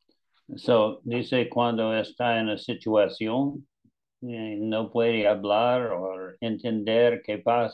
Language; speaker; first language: Spanish; non-native, learner; English